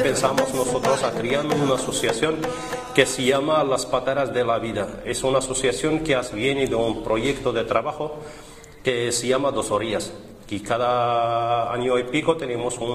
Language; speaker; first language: Spanish; non-native, learner; Arabic